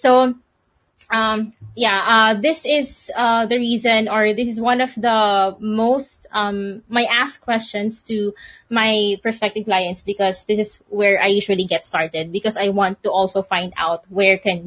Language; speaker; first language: English; non-native, local second language; Filipino